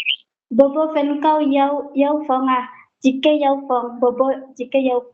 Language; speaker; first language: Chinese; non-native, learner; Indonesian